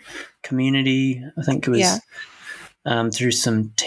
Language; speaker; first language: English; native; English